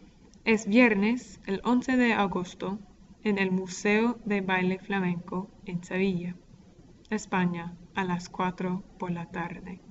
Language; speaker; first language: Spanish; non-native, fluent; English